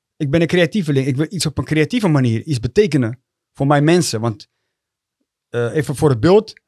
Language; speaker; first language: Dutch; early bilingual, other home language; Tigrinya